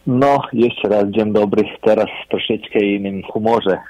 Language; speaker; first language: Polish; non-native, fluent; Croatian